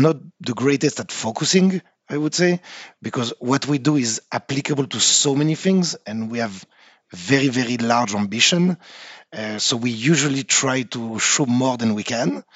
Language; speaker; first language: English; non-native, fluent; French